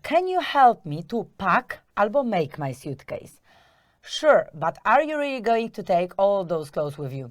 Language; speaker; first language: English; non-native, fluent; Polish